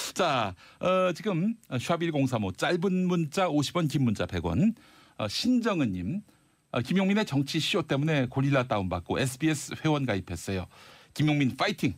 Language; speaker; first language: Korean; native; Korean